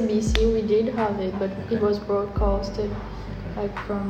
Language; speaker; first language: English; non-native, fluent; Morisyen